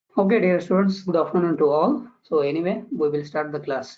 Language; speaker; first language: English; non-native, local second language; Kannada